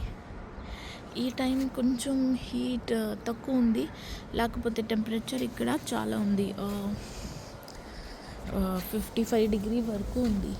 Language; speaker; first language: Telugu; non-native, learner; Marathi